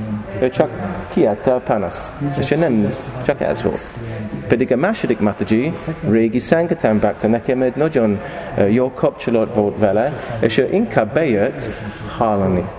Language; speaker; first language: Hungarian; non-native, learner; English